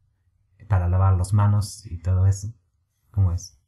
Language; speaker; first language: Spanish; non-native, fluent; English